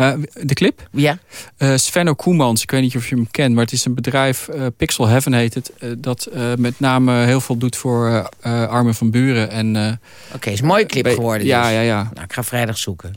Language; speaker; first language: Dutch; native; Dutch